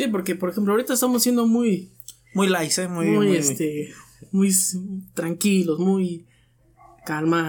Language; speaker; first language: Spanish; native; Spanish